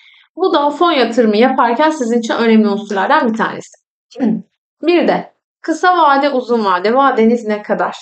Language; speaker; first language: Turkish; native; Turkish